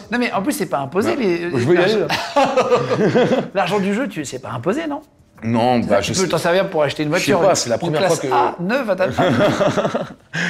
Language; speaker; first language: French; native; French